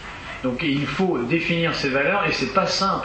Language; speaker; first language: French; native; French